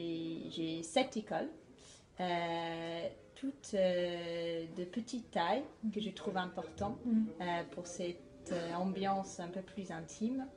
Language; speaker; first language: French; non-native, fluent; English